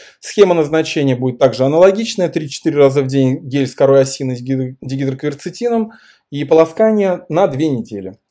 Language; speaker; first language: Russian; native; Russian